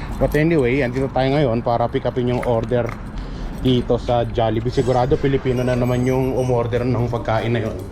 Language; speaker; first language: Filipino; native; Filipino